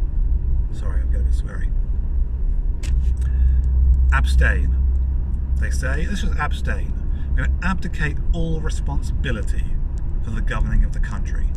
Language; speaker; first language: English; native; English